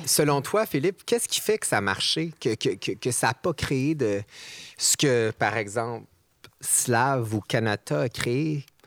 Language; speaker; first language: French; native; French